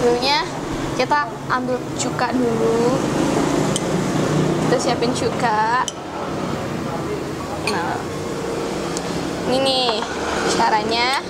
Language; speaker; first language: Indonesian; native; Indonesian